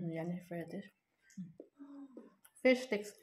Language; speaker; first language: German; non-native, learner; Filipino